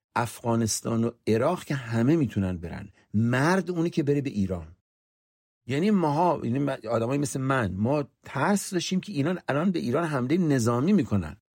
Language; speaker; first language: Persian; native; Persian